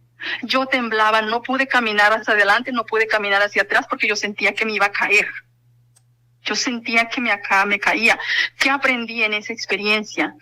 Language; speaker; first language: Spanish; native; Spanish